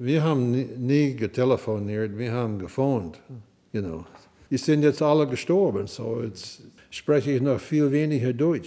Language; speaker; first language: German; early bilingual, heritage; German